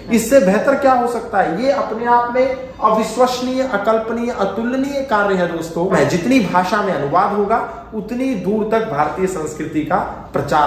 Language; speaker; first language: Hindi; native; Hindi